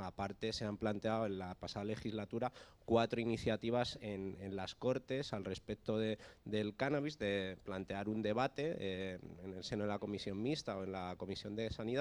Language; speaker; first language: Spanish; native; Spanish